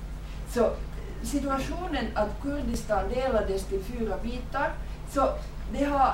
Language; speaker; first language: Swedish; non-native, fluent; Finnish